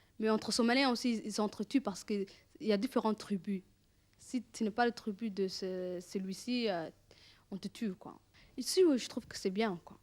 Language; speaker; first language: French; early bilingual, other home language; Arabic